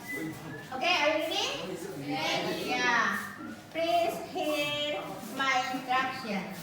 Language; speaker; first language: English; non-native, learner; Indonesian